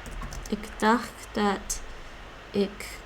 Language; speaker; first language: Dutch; non-native, learner; English